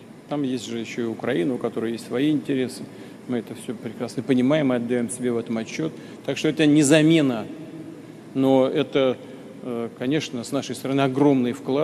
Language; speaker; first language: Russian; native; Russian